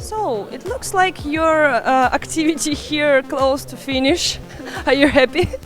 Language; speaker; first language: English; non-native, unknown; Russian